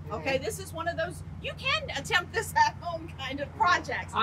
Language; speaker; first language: English; native; English